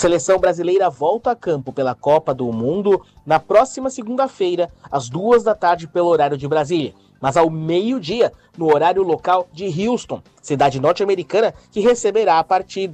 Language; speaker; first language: Portuguese; native; Portuguese